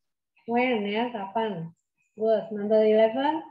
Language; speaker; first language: English; non-native, fluent; Indonesian